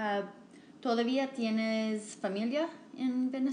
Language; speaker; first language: Spanish; non-native, fluent; English